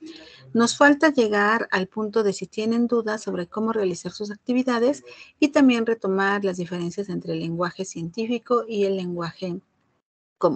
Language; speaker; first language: Spanish; native; Spanish